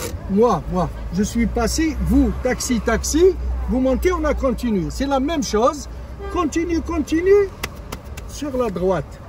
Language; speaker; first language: French; non-native, local second language; Kabyle